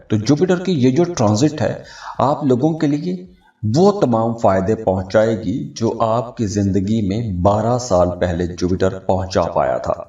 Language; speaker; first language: Urdu; native; Urdu